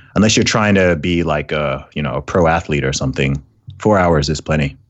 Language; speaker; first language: English; early bilingual, other home language; Arabic